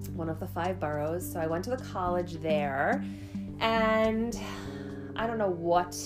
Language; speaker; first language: English; native; English